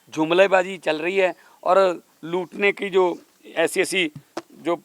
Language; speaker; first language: Hindi; non-native, local second language; Punjabi